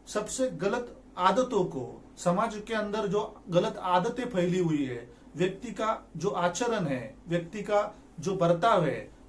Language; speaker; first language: Hindi; non-native, local second language; Marathi